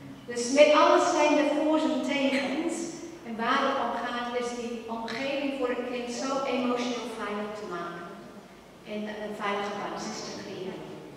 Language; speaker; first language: Dutch; non-native, fluent; English